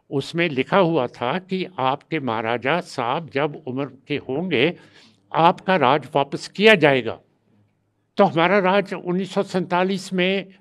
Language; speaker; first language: Hindi; non-native, local second language; Punjabi